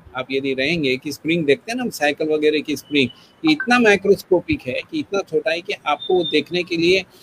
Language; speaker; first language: Hindi; non-native, local second language; Gujarati